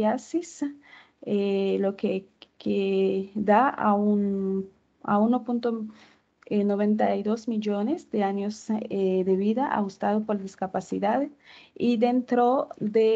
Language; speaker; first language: Spanish; non-native, fluent; Haitian Creole